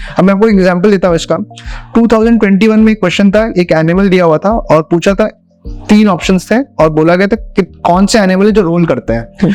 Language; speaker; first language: Hindi; native; Hindi